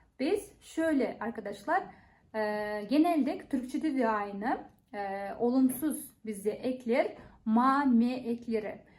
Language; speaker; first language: Turkish; non-native, fluent; Kazakh